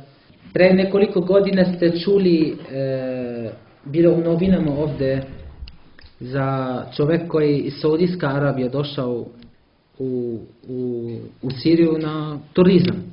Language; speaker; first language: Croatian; non-native, learner; Arabic